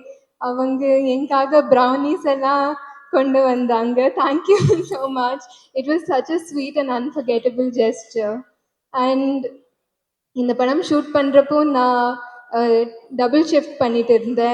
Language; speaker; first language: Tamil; non-native, learner; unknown